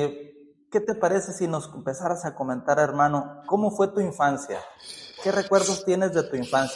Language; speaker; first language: Spanish; native; Spanish